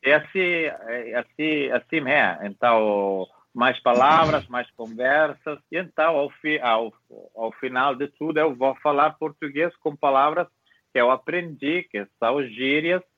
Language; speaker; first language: Portuguese; non-native, fluent; Italian